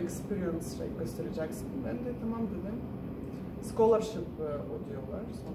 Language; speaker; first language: Turkish; non-native, fluent; Russian